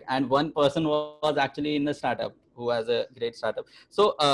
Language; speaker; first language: English; non-native, local second language; Hindi